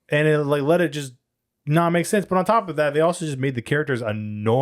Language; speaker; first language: English; native; English